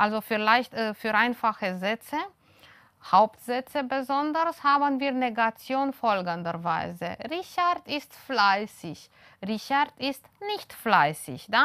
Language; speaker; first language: German; non-native, fluent; Romanian